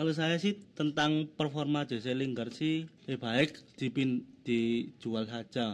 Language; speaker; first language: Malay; non-native, local second language; Javanese